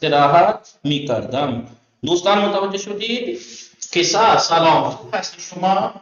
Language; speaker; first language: Persian; non-native, fluent; Urdu